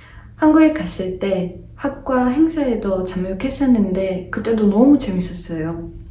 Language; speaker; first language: Korean; non-native, fluent; Greek